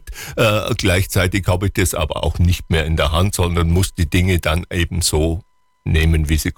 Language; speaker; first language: German; native; German